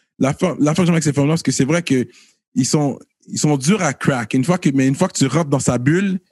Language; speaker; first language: French; early bilingual, other home language; Haitian Creole